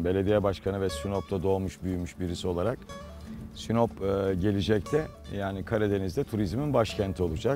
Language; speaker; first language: Turkish; native; Turkish